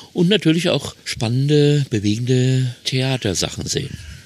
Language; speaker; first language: German; native; German